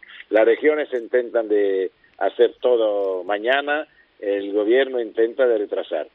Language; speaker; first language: Spanish; non-native, fluent; Italian